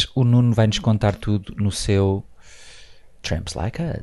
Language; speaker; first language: Portuguese; native; Portuguese